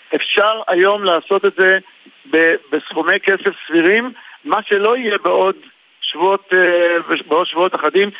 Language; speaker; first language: Hebrew; native; Hebrew